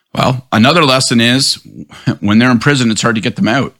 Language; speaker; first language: English; native; English